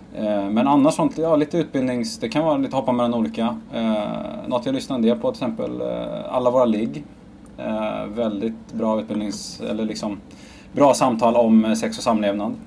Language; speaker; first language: Swedish; native; Swedish